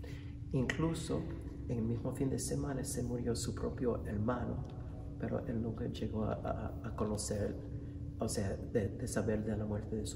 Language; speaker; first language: Spanish; non-native, fluent; English